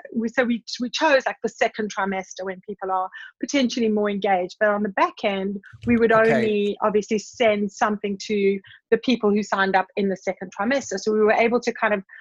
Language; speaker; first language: English; native; English